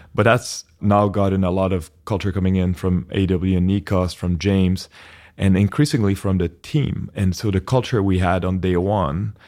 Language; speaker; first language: English; non-native, fluent; French